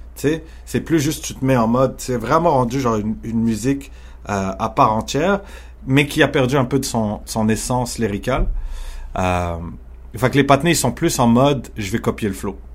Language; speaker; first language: French; early bilingual, other home language; Arabic